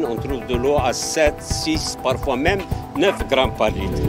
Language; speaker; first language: French; non-native, local second language; Arabic